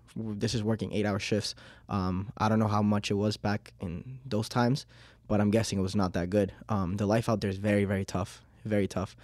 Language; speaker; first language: English; early bilingual, other home language; Spanish